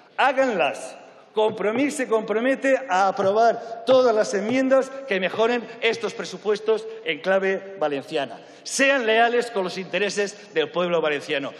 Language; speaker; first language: Spanish; non-native, local second language; Catalan